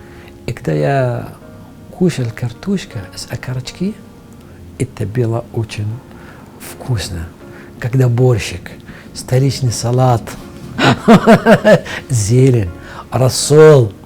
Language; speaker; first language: Russian; non-native, fluent; Arabic